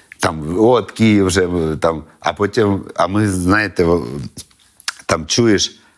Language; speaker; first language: Ukrainian; non-native, local second language; Russian